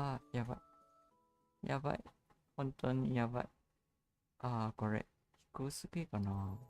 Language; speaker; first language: Japanese; non-native, learner; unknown